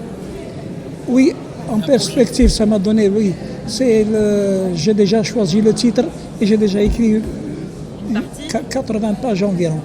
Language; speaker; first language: French; non-native, local second language; Arabic